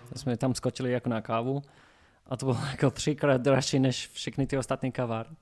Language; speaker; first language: Czech; non-native, learner; English